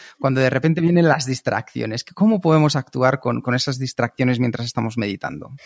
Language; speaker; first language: Spanish; native; Spanish